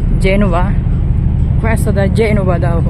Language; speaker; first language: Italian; non-native, learner; Filipino